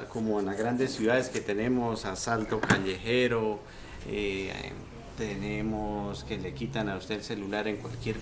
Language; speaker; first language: Spanish; native; Spanish